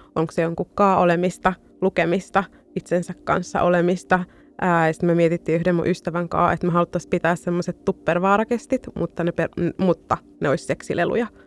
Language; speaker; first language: Finnish; early bilingual, other home language; Arabic